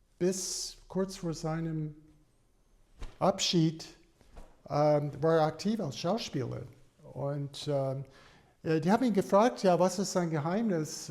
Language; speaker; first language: German; non-native, fluent; English